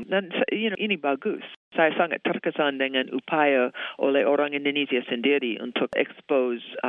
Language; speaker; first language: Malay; non-native, fluent; English